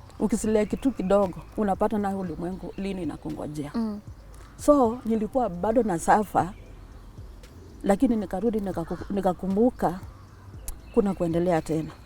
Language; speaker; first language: Swahili; non-native, local second language; Kamba